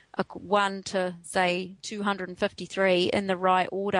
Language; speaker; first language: English; native; English